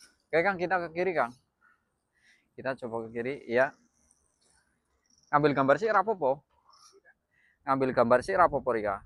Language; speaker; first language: Indonesian; non-native, local second language; Javanese